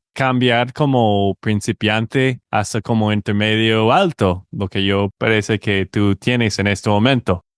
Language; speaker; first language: Spanish; non-native, fluent; English